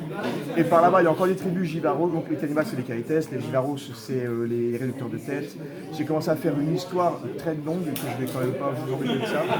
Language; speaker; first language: French; native; French